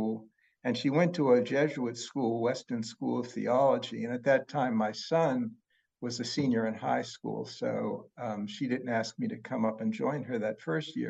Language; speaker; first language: English; native; English